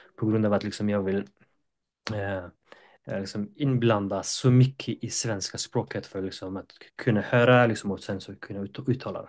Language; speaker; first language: Swedish; non-native, fluent; Persian